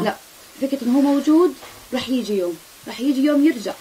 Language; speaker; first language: Arabic; native; Arabic